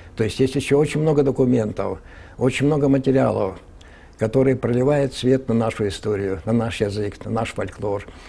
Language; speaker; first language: Russian; non-native, local second language; Ingush